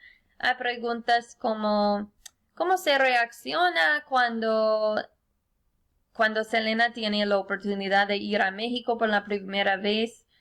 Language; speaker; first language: Spanish; non-native, fluent; English